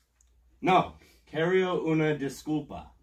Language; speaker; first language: Spanish; non-native, learner; English